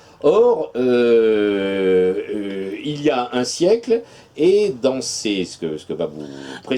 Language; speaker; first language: French; native; French